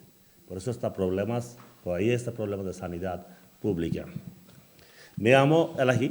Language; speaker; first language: Spanish; non-native, learner; Bangla